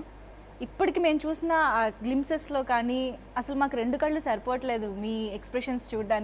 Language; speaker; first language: Telugu; native; Telugu